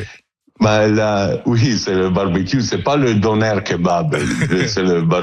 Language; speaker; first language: French; non-native, learner; Italian